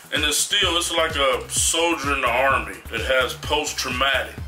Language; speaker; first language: English; native; English